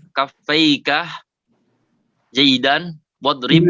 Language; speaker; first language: Arabic; non-native, learner; Indonesian